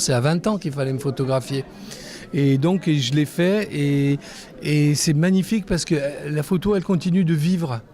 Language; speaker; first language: French; non-native, local second language; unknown